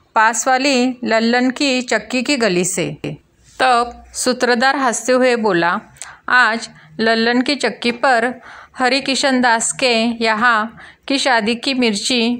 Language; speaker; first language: Hindi; non-native, local second language; Marathi